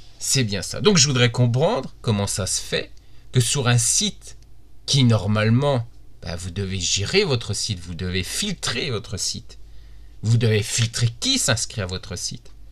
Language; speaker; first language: French; native; French